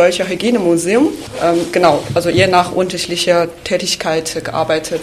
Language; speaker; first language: German; non-native, fluent; Chinese